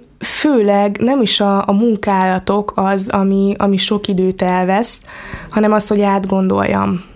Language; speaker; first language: Hungarian; native; Hungarian